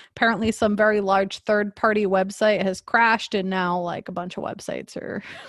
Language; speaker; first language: English; early bilingual, other home language; Spanish